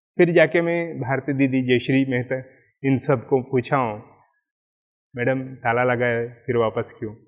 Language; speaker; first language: Hindi; non-native, local second language; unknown